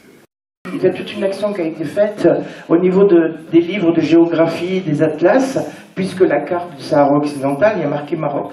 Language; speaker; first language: French; native; French